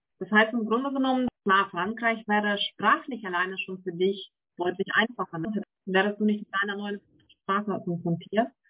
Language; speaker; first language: German; native; German